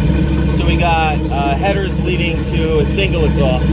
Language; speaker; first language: English; native; English